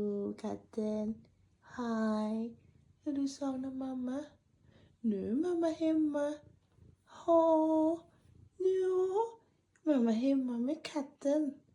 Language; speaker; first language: Swedish; non-native, learner; Thai